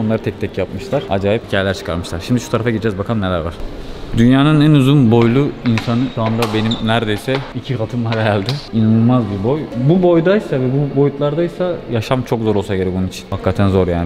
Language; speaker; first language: Turkish; native; Turkish